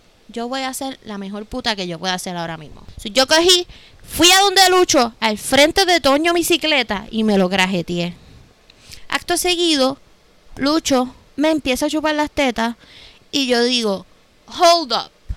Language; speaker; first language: Spanish; native; Spanish